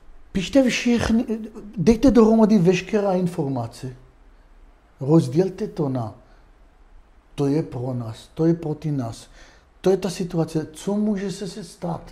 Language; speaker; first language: Czech; non-native, fluent; Hebrew